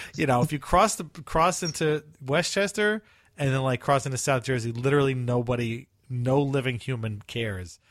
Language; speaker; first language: English; early bilingual, other home language; Italian